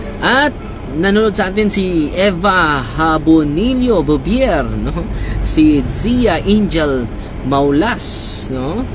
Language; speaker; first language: Filipino; non-native, local second language; Cebuano